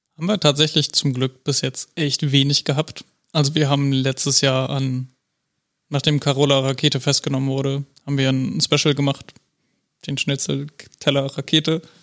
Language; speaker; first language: German; native; German